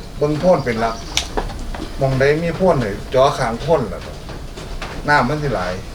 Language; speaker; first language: Thai; native; Thai